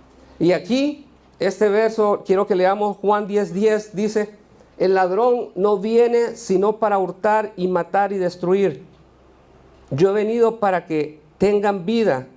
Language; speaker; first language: Spanish; native; Spanish